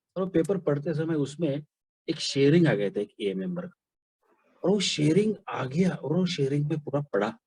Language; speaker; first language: Hindi; non-native, local second language; Marathi